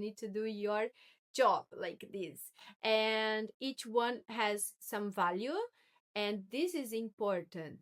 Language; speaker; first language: English; non-native, learner; Portuguese